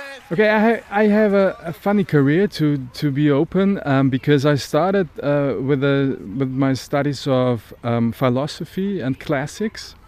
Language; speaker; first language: English; non-native, fluent; German